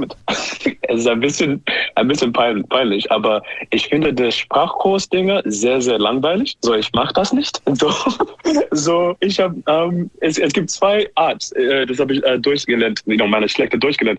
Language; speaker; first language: German; non-native, learner; English